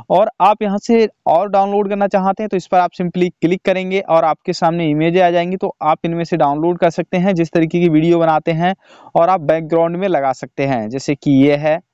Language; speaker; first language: Hindi; native; Hindi